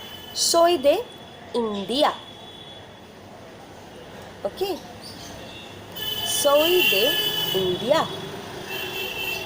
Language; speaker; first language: Spanish; non-native, fluent; Bangla